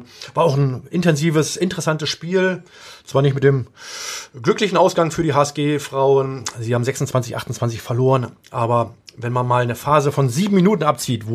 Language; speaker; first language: German; native; German